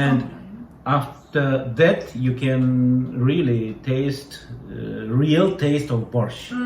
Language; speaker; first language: English; non-native, learner; Russian